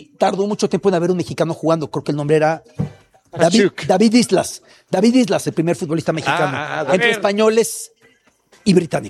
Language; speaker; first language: Spanish; native; Spanish